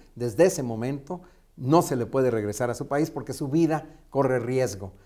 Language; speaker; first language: Spanish; native; Spanish